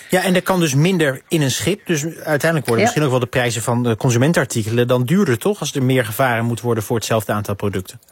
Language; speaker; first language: Dutch; native; Dutch